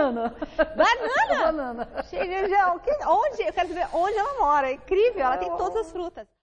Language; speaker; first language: Portuguese; native; Portuguese